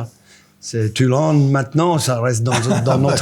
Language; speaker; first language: French; non-native, learner; English